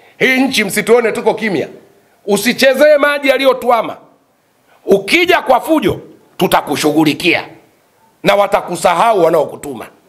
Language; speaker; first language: Swahili; native; Swahili